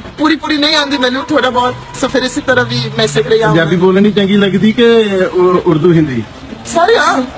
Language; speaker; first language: Punjabi; non-native, learner; English